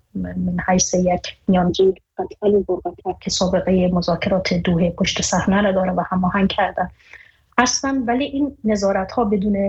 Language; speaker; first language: Persian; native; Persian